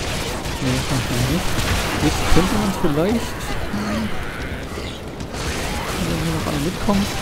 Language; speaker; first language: German; native; German